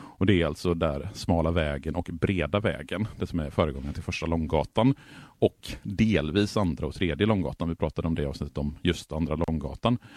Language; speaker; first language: Swedish; native; Swedish